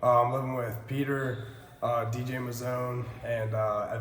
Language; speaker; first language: English; native; English